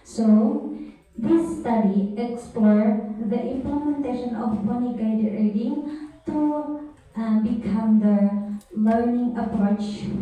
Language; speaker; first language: English; non-native, learner; Indonesian